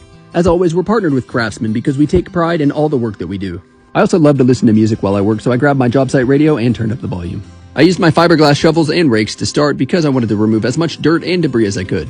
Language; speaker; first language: English; native; English